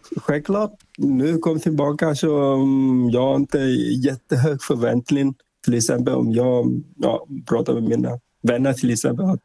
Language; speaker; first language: Swedish; non-native, fluent; Vietnamese